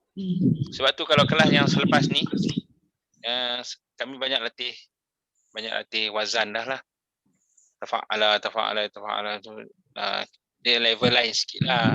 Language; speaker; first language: Malay; native; Malay